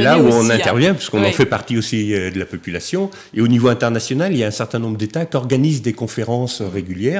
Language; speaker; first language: French; native; French